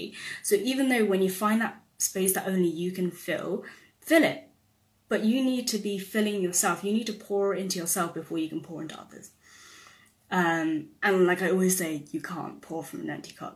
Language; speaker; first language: English; native; English